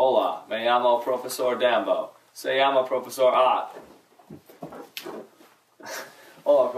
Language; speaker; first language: Spanish; non-native, learner; English